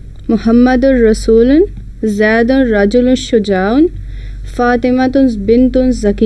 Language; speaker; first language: Arabic; non-native, learner; Urdu